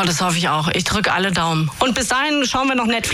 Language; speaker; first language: German; native; German